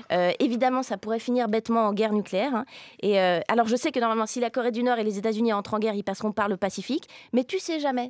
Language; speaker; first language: French; native; French